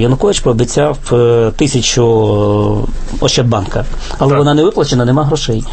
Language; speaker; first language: Ukrainian; native; Ukrainian